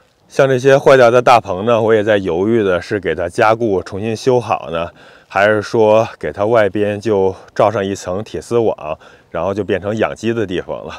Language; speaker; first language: Chinese; native; Chinese